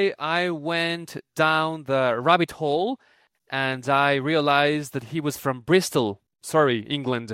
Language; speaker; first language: English; non-native, fluent; Spanish